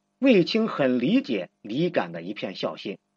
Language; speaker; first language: Chinese; native; Chinese